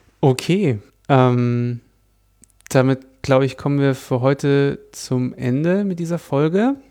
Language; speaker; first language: German; native; German